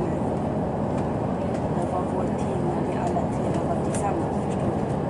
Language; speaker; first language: Swedish; non-native, local second language; Spanish